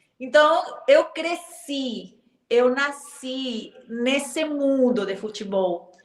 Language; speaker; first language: Portuguese; non-native, fluent; Spanish